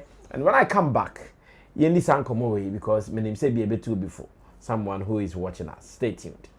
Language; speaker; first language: English; non-native, local second language; Akan